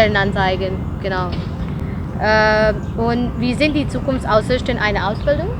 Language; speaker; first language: German; non-native, fluent; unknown